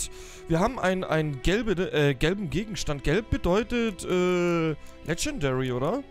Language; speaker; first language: German; native; German